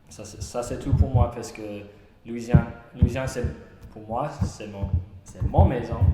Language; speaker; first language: French; non-native, learner; English